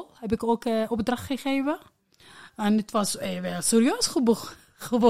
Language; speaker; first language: Dutch; non-native, learner; Arabic